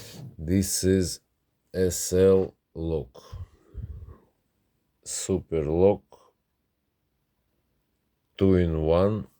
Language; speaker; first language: English; non-native, learner; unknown